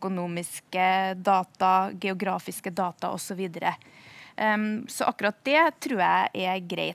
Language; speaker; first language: Norwegian; native; Norwegian